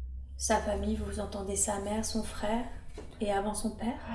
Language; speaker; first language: French; native; French